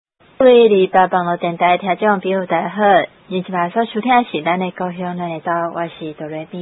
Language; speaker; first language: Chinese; native; Chinese